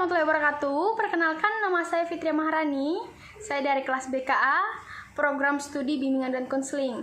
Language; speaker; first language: Indonesian; native; Indonesian